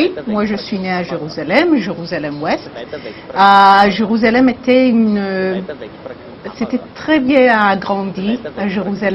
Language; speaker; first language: French; non-native, learner; Hebrew